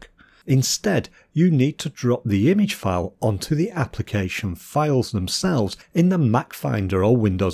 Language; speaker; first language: English; native; English